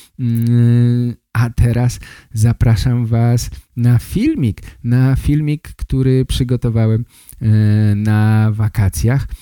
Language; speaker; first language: Polish; native; Polish